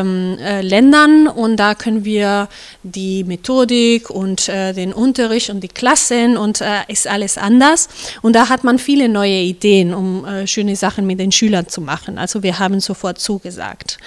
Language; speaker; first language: German; non-native, fluent; Spanish